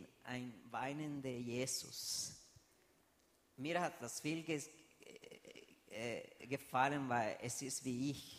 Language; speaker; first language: German; non-native, fluent; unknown